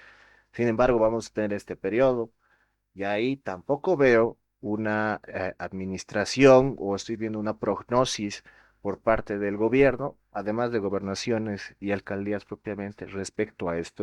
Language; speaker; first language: Spanish; native; Spanish